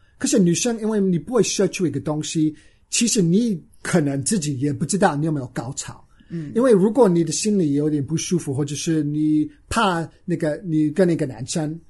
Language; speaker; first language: Chinese; non-native, fluent; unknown